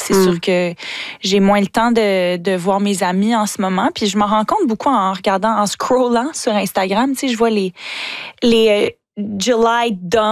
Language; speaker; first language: French; native; French